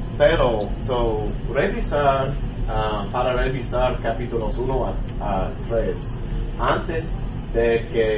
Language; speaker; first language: Spanish; non-native, learner; English